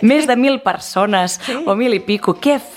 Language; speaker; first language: Catalan; native; Catalan